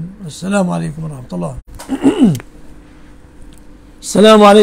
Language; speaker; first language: Arabic; native; Arabic